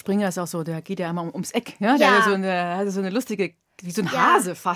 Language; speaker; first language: German; native; German